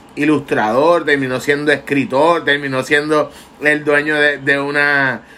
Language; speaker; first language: Spanish; native; Spanish